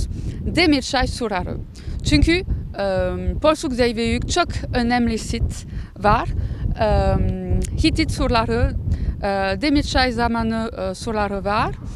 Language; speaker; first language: Turkish; non-native, learner; French